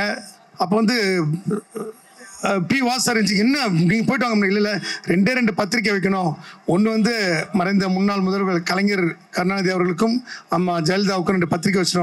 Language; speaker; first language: Tamil; native; Tamil